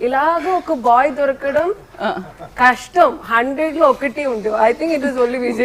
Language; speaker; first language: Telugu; non-native, learner; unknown